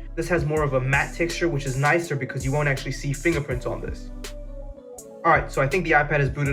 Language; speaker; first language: English; native; English